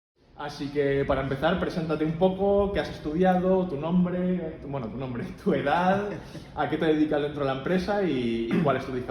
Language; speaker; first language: Spanish; native; Spanish